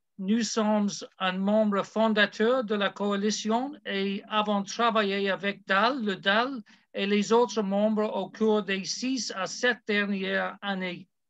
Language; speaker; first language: French; non-native, learner; English